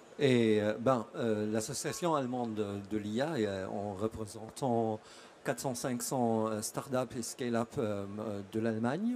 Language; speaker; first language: French; non-native, fluent; German